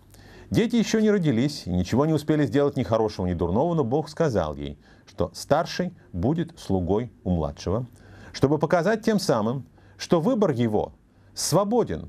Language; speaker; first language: Russian; native; Russian